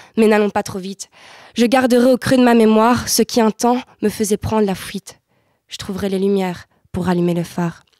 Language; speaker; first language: French; native; French